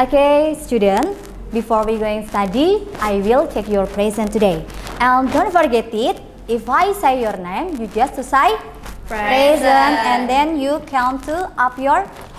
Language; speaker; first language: English; non-native, learner; Indonesian